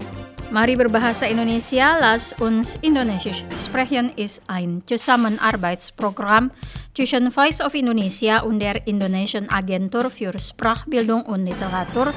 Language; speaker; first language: German; non-native, fluent; Indonesian